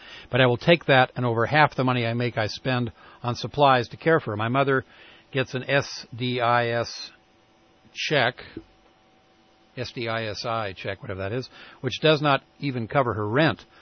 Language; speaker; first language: English; native; English